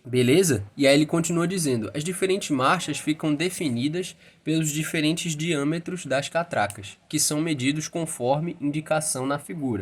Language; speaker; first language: Portuguese; native; Portuguese